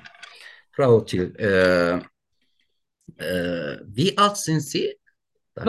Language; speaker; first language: German; non-native, learner; Turkish